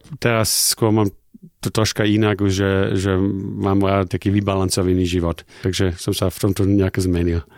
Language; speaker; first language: Slovak; early bilingual, heritage; German